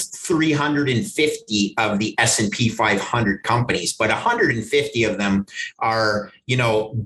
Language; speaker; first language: English; native; English